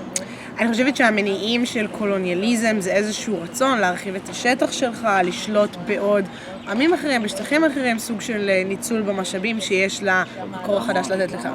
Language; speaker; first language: Hebrew; native; Hebrew